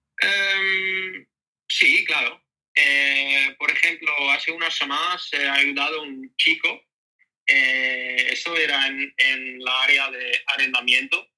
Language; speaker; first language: Spanish; non-native, learner; Dutch